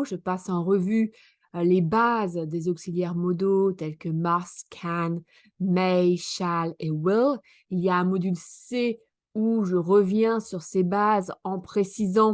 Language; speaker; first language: French; native; French